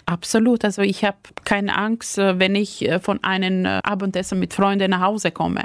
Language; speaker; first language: German; non-native, fluent; Albanian